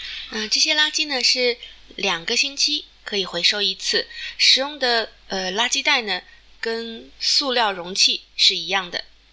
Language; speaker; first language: Chinese; native; Chinese